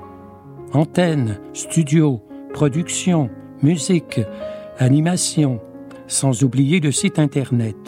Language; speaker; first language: French; native; French